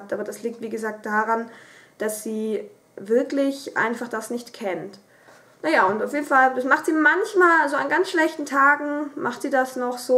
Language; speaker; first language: German; native; German